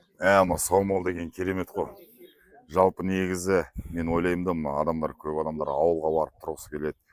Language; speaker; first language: Kazakh; early bilingual, heritage; Kazakh